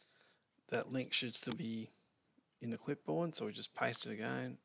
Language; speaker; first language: English; native; English